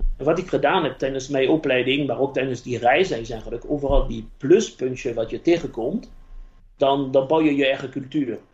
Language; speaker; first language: Dutch; non-native, fluent; French